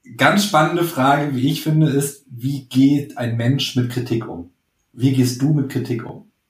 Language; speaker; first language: German; native; German